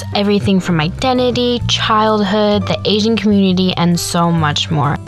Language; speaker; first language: English; native; English